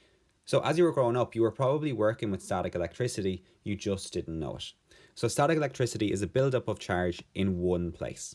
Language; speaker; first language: English; native; English